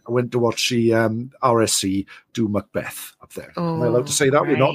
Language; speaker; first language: English; native; English